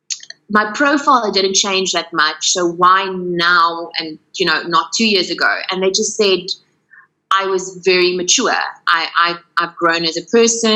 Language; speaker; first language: English; non-native, local second language; Afrikaans